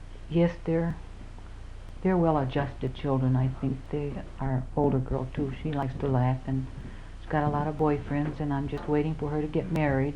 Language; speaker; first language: English; early bilingual, other home language; Finnish